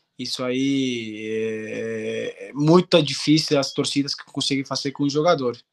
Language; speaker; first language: Portuguese; non-native, fluent; Spanish